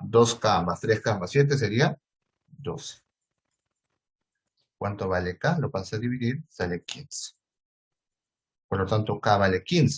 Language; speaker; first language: Spanish; native; Spanish